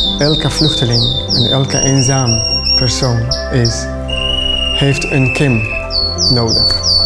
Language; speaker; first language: Dutch; non-native, learner; Arabic